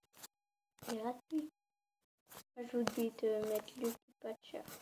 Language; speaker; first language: French; native; French